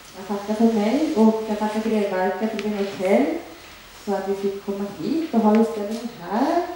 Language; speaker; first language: Swedish; early bilingual, other home language; Finnish